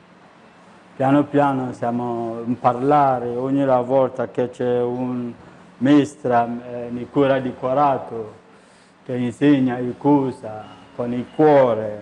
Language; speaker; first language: Italian; non-native, learner; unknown